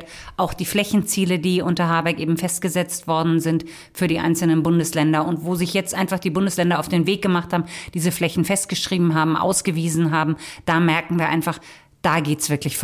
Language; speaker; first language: German; native; German